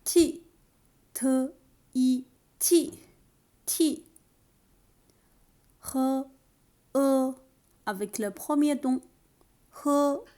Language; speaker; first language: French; non-native, learner; Chinese